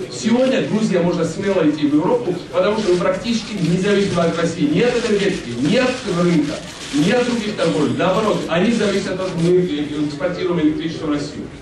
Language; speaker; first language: Russian; non-native, local second language; Georgian